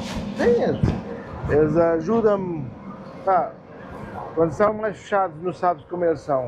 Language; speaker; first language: Portuguese; non-native, learner; German